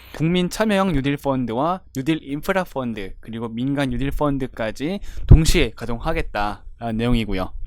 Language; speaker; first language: Korean; native; Korean